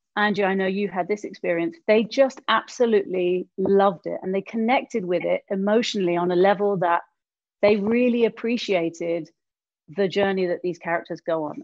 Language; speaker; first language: English; native; English